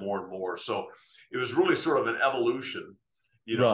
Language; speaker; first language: English; native; English